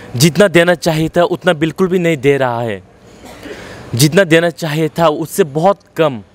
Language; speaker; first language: Hindi; non-native, local second language; Kok Borok